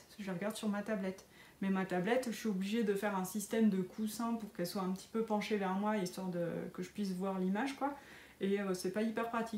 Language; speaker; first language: French; native; French